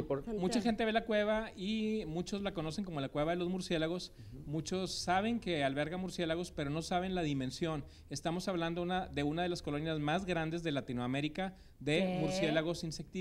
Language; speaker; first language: Spanish; native; Spanish